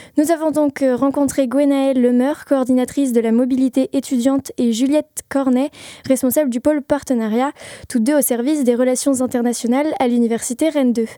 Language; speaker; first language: French; native; French